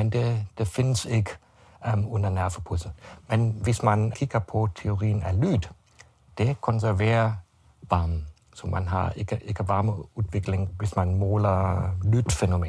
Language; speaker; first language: Danish; non-native, fluent; German